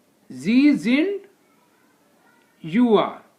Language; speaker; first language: German; non-native, fluent; Hindi